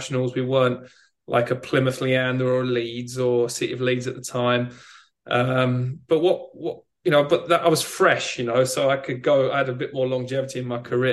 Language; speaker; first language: English; native; English